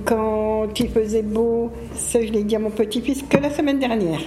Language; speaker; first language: French; early bilingual, other home language; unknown